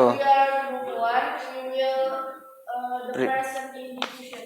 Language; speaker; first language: English; non-native, learner; Indonesian